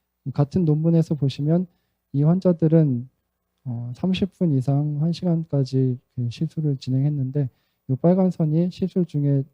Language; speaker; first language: Korean; native; Korean